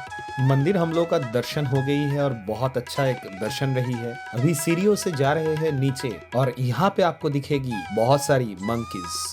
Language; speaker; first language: Hindi; non-native, local second language; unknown